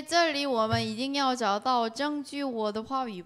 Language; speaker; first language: Chinese; non-native, learner; Korean